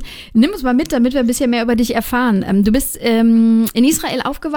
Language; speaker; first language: German; native; German